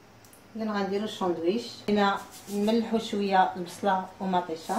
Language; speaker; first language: Arabic; native; Arabic